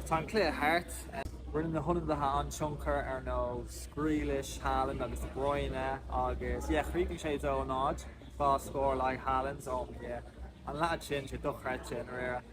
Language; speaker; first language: Irish; non-native, local second language; English